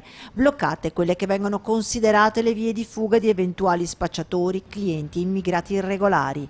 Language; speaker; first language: Italian; native; Italian